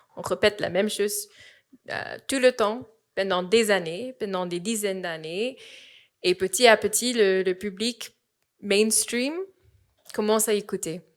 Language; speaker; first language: French; non-native, fluent; English